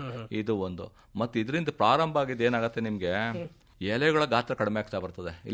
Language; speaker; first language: Kannada; native; Kannada